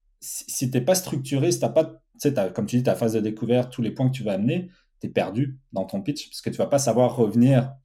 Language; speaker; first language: French; early bilingual, other home language; Portuguese